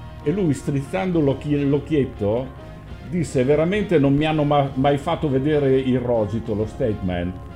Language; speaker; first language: Italian; native; Italian